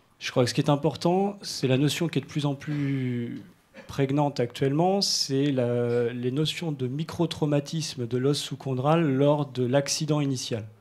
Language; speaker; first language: French; native; French